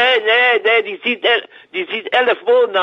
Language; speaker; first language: German; non-native, learner; French